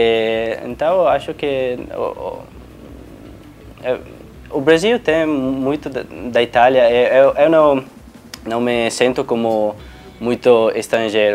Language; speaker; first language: Portuguese; non-native, fluent; Italian